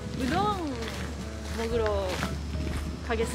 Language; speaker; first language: Korean; non-native, learner; Japanese